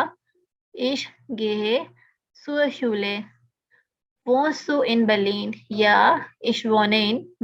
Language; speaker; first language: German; non-native, learner; Urdu